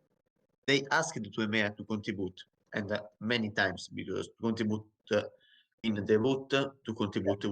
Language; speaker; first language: English; non-native, learner; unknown